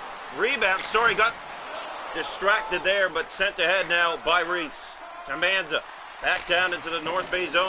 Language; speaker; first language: English; native; English